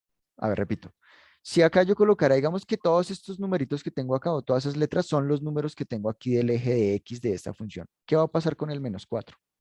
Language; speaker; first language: Spanish; native; Spanish